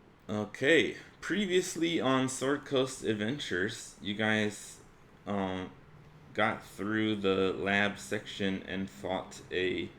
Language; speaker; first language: English; native; English